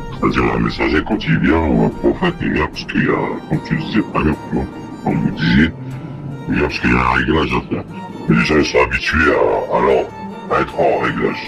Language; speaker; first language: French; native; French